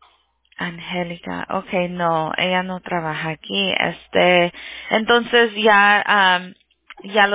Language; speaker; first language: Spanish; early bilingual, heritage; Spanish